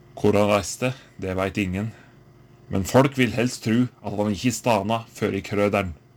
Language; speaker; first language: Norwegian; native; Norwegian